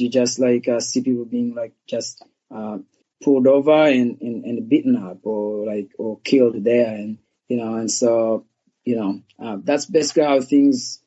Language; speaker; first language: English; non-native, local second language; Kinyarwanda